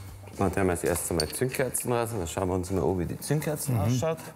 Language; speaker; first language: German; native; German